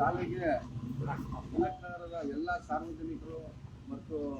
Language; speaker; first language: Kannada; native; Kannada